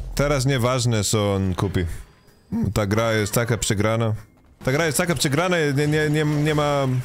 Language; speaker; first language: Polish; non-native, learner; Swedish